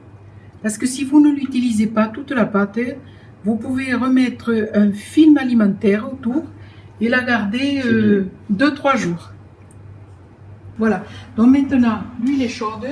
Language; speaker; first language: French; native; French